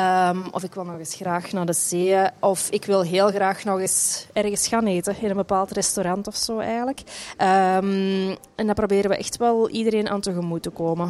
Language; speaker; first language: Dutch; native; Dutch